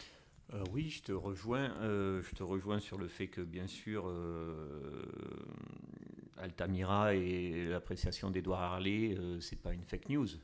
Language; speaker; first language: French; native; French